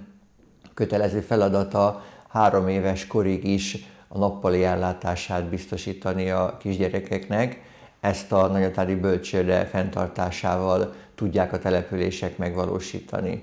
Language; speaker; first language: Hungarian; native; Hungarian